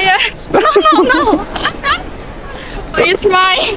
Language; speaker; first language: English; non-native, learner; Chinese